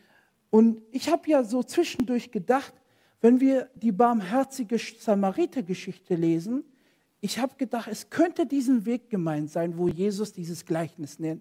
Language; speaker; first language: German; non-native, fluent; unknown